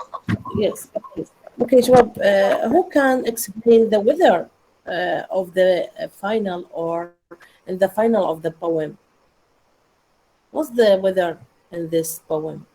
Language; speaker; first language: English; non-native, learner; Arabic